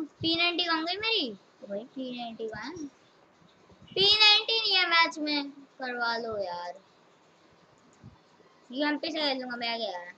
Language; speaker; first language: Hindi; native; Hindi